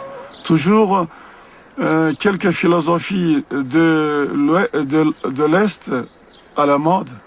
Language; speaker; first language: French; non-native, learner; Uzbek